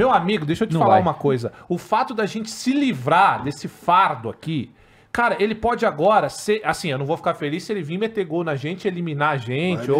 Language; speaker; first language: Portuguese; native; Portuguese